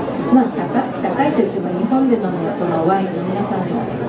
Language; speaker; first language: Japanese; native; Japanese